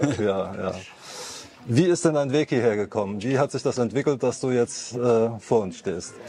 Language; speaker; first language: German; native; German